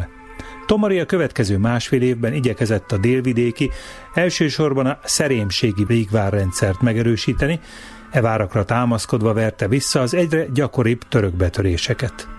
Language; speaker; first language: Hungarian; native; Hungarian